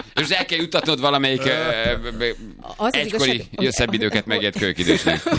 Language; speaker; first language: Hungarian; native; Hungarian